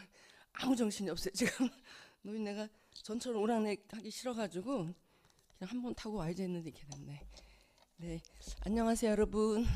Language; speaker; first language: Korean; native; Korean